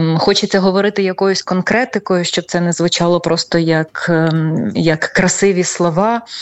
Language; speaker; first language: Ukrainian; native; Ukrainian